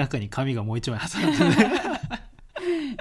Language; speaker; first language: Japanese; native; Japanese